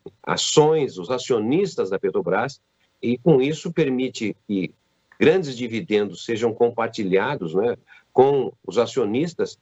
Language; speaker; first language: Portuguese; native; Portuguese